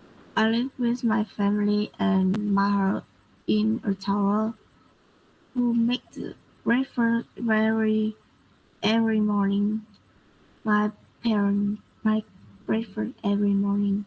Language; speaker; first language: English; non-native, learner; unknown